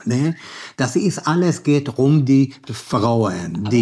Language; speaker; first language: German; non-native, learner; Persian